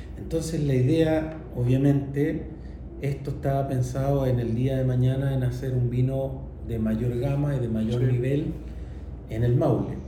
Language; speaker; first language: Spanish; native; Spanish